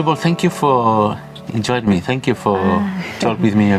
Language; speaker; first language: English; non-native, learner; Spanish